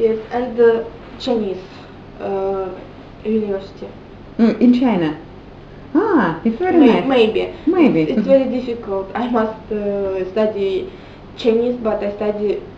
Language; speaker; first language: English; non-native, learner; Russian